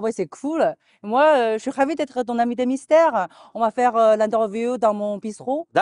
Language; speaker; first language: French; non-native, fluent; Chinese